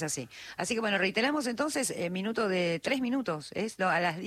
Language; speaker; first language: Spanish; native; Spanish